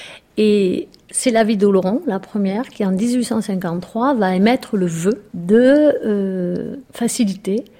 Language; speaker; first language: French; native; French